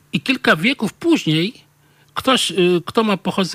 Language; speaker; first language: Polish; non-native, fluent; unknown